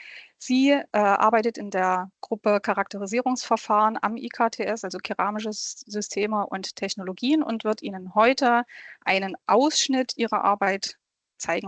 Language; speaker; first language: German; native; German